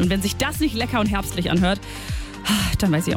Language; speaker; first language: German; native; German